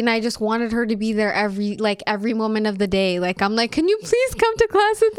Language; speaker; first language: English; non-native, fluent; Amharic